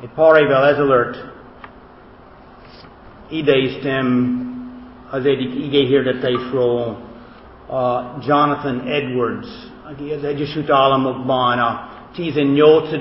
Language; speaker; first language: Hungarian; non-native, fluent; English